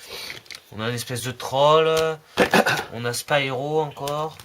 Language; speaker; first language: French; native; French